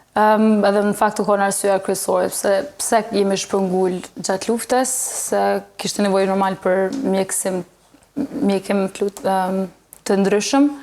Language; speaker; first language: Albanian; early bilingual, heritage; Albanian